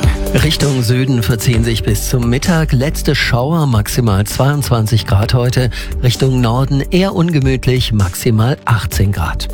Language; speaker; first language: German; native; German